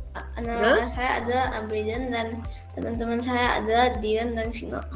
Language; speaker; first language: Indonesian; non-native, learner; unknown